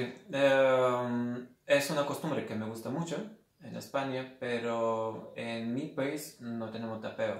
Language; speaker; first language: Spanish; non-native, fluent; Lithuanian